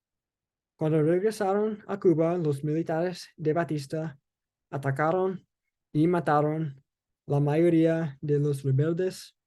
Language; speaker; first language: Spanish; non-native, learner; English